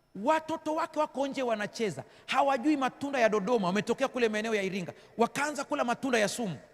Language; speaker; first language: Swahili; native; Swahili